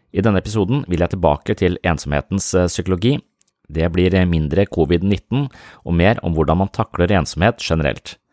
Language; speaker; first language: Norwegian; native; Norwegian